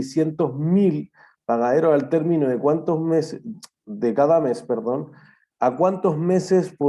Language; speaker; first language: Spanish; native; Spanish